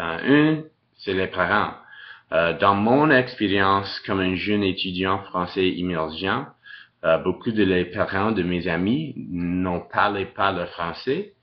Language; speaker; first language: French; non-native, local second language; English